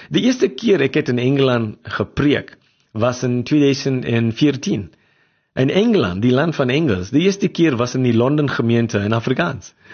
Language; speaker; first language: Afrikaans; non-native, local second language; English